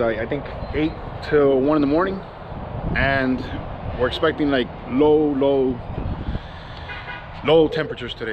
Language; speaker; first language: English; native; English